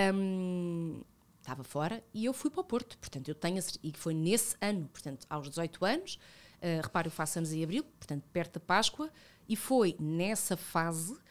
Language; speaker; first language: Portuguese; early bilingual, other home language; Spanish